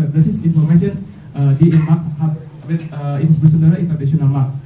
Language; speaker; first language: German; non-native, learner; Indonesian